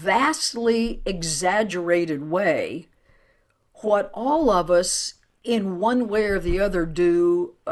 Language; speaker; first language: English; native; English